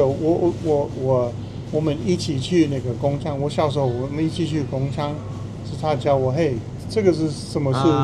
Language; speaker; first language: Chinese; non-native, fluent; English